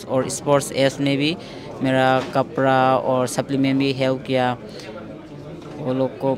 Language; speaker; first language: Hindi; non-native, local second language; Manipuri